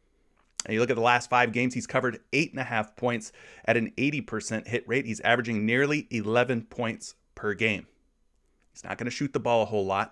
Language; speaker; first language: English; native; English